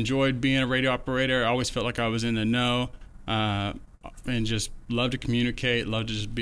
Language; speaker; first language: English; native; English